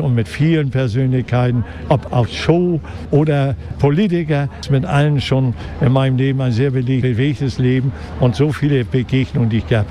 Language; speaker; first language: German; native; German